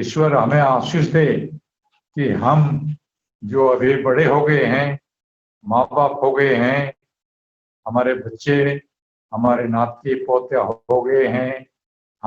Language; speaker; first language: Hindi; native; Hindi